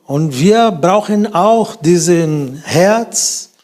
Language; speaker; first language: German; non-native, fluent; Portuguese